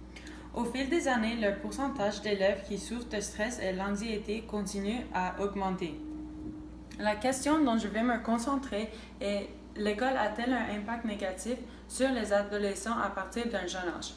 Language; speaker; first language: French; non-native, local second language; English